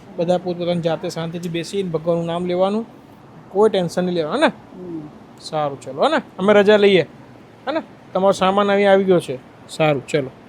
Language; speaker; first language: Gujarati; native; Gujarati